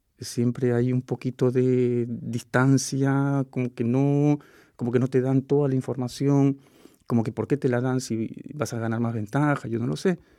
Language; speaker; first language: Spanish; native; Spanish